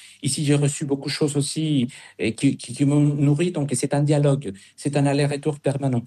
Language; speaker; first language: French; non-native, fluent; Spanish